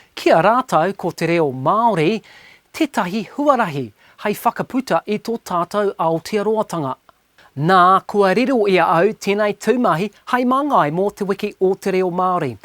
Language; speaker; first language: Māori; non-native, local second language; English